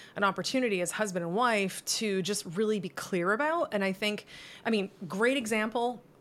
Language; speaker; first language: English; native; English